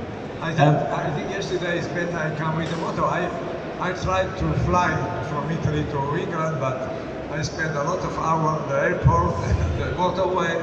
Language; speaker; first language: English; non-native, learner; Italian